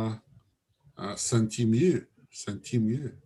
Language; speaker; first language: French; non-native, learner; Russian